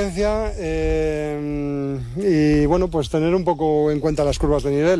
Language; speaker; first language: Spanish; native; Spanish